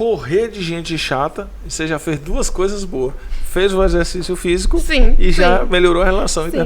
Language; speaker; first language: Portuguese; native; Portuguese